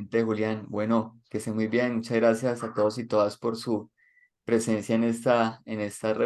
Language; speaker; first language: Spanish; native; Spanish